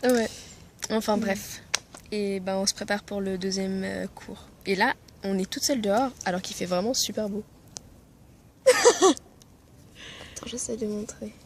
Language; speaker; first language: French; native; French